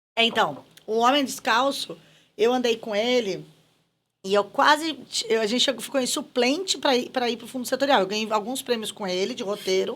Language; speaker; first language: Portuguese; native; Portuguese